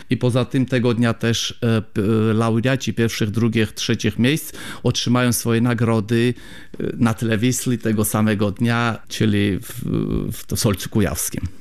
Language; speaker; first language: Polish; non-native, fluent; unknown